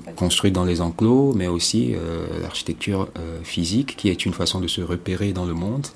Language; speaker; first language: French; non-native, local second language; Ewe